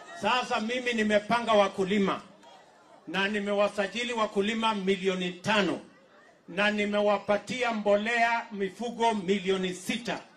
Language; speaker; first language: Swahili; non-native, local second language; Kalenjin